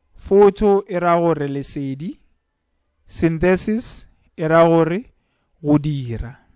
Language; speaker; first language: Northern Sotho; native; Northern Sotho